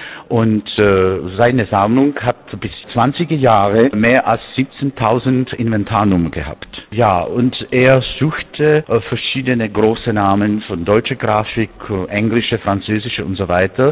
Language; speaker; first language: German; non-native, fluent; Czech